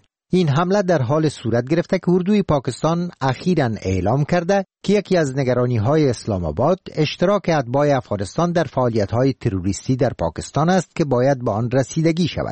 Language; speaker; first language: Persian; native; Persian